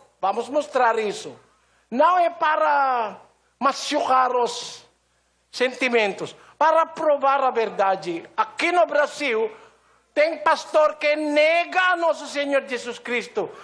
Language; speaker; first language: Portuguese; non-native, learner; Filipino